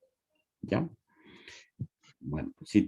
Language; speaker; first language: Spanish; native; Spanish